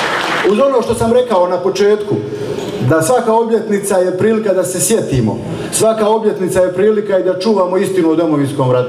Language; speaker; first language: Croatian; native; Croatian